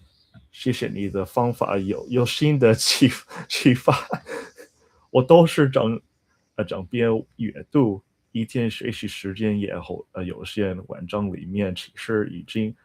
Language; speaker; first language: Chinese; non-native, learner; English